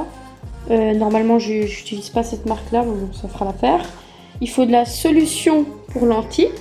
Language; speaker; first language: French; native; French